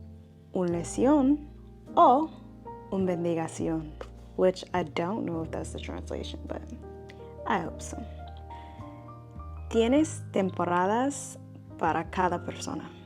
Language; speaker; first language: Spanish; non-native, fluent; English